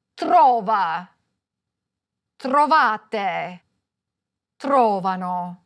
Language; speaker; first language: Italian; non-native, fluent; English